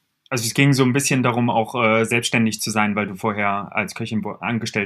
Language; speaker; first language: German; native; German